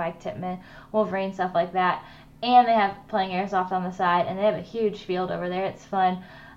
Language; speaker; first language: English; native; English